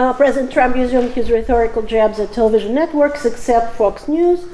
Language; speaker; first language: English; non-native, fluent; Russian